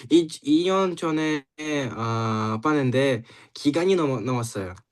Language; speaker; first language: Korean; non-native, learner; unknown